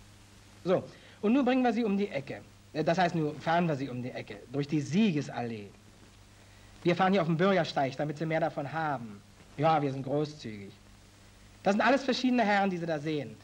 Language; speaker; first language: German; native; German